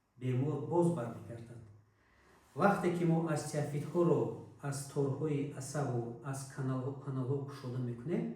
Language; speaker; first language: Tajik; native; Tajik